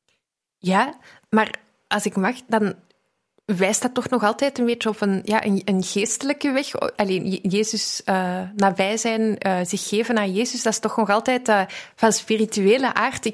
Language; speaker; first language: Dutch; native; Dutch